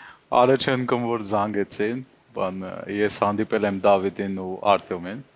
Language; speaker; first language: Armenian; non-native, learner; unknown